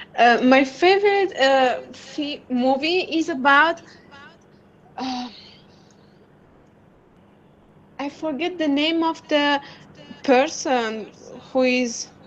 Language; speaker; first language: English; non-native, learner; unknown